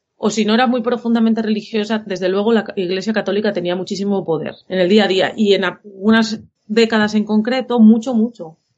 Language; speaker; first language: Spanish; native; Spanish